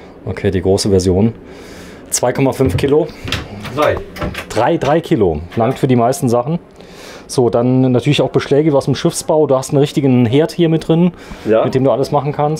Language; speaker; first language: German; native; German